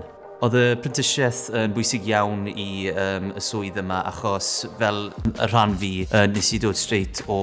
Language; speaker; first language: Welsh; native; Welsh